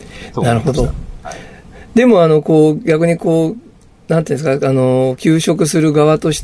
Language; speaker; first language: Japanese; native; Japanese